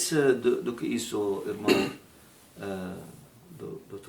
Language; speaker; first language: Portuguese; non-native, learner; Arabic